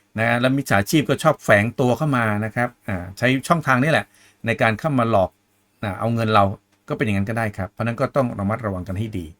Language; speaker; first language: Thai; native; Thai